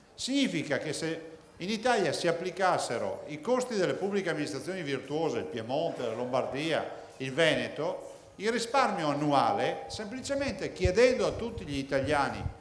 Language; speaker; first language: Italian; non-native, local second language; Venetian